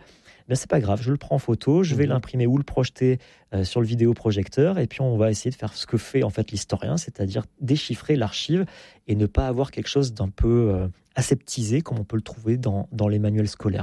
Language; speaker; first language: French; native; French